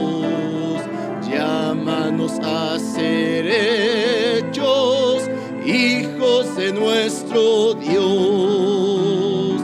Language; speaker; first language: Spanish; native; Spanish